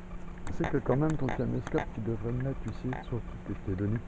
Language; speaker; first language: French; native; French